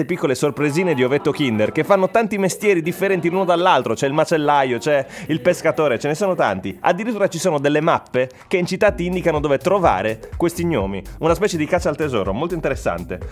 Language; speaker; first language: Italian; native; Italian